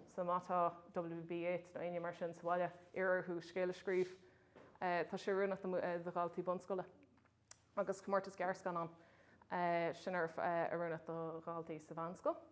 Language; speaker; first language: Irish; non-native, local second language; English